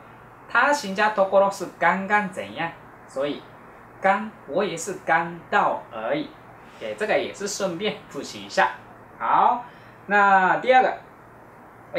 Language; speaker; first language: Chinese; non-native, fluent; Japanese